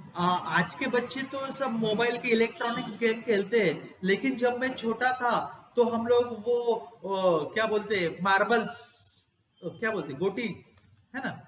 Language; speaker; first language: Hindi; non-native, local second language; Gujarati